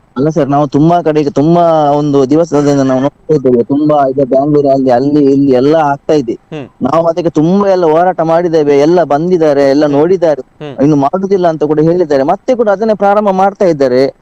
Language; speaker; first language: Kannada; non-native, local second language; Tulu